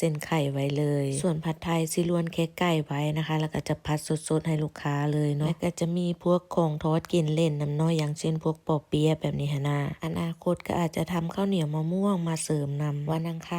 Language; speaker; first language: Thai; non-native, local second language; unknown